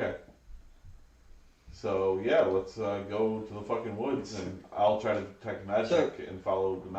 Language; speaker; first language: English; native; English